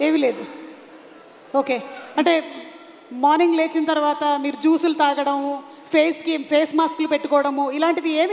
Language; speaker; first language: Telugu; native; Telugu